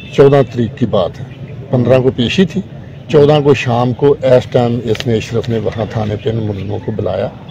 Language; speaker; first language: Urdu; non-native, local second language; Punjabi